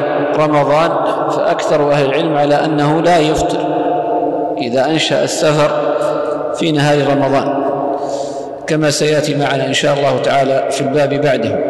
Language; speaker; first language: Arabic; native; Arabic